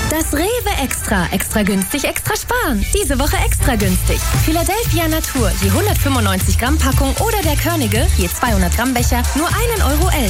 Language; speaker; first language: German; native; German